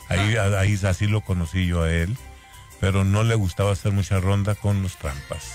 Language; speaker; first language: Spanish; native; Spanish